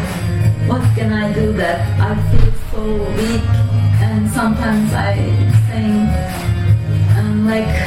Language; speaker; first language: English; non-native, learner; Turkish